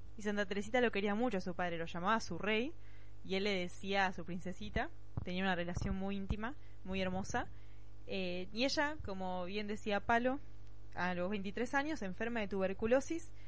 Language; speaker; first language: Spanish; native; Spanish